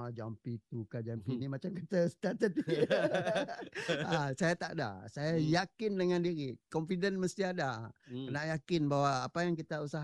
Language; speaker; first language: Malay; native; Malay